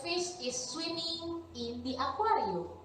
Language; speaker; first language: English; non-native, fluent; Indonesian